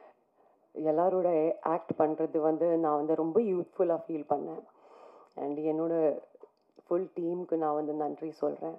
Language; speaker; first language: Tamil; non-native, fluent; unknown